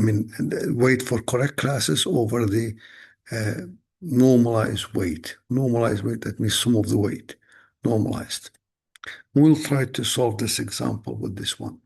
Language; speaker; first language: English; non-native, fluent; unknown